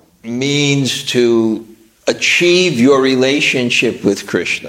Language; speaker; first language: English; native; English